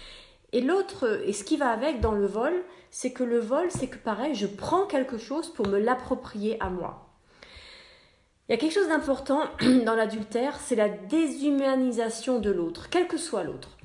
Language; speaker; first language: French; native; French